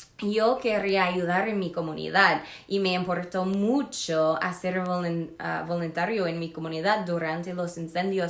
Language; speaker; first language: Spanish; non-native, fluent; English